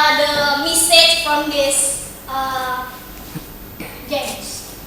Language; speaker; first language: English; non-native, learner; Indonesian